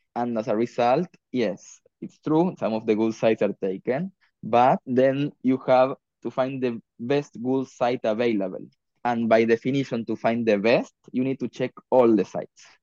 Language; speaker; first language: English; non-native, fluent; Spanish